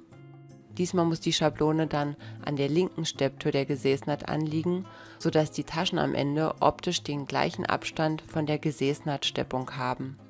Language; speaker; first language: German; native; German